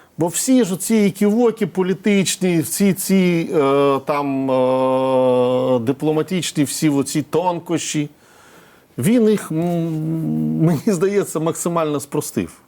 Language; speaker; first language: Ukrainian; non-native, local second language; Russian